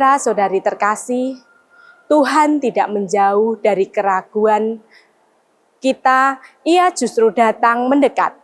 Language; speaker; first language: Indonesian; native; Indonesian